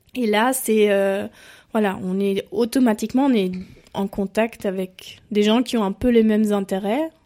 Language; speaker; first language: French; non-native, fluent; German